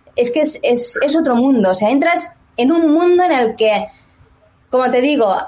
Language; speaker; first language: Spanish; native; Spanish